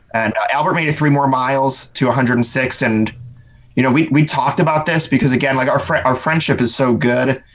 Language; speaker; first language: English; native; English